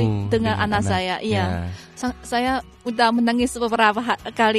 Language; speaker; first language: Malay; non-native, fluent; Chinese